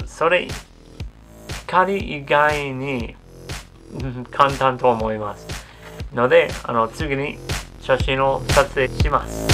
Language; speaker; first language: Japanese; non-native, learner; English